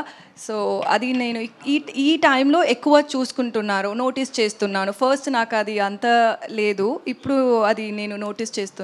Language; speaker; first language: Telugu; non-native, learner; Tamil